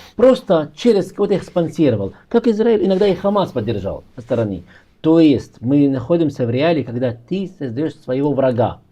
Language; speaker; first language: Russian; non-native, fluent; Arabic